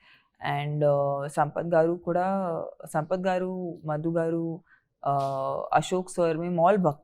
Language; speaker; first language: Telugu; non-native, fluent; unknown